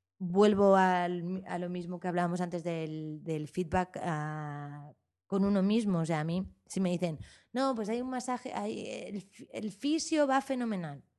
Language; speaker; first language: Spanish; native; Spanish